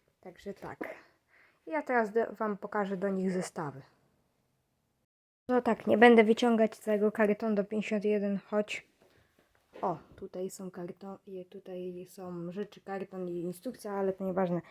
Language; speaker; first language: Polish; native; Polish